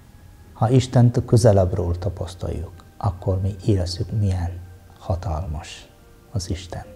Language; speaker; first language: Hungarian; non-native, fluent; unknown